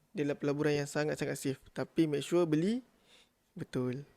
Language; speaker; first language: Malay; native; Malay